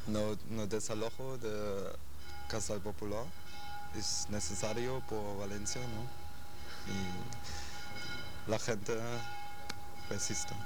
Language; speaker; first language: Spanish; non-native, learner; German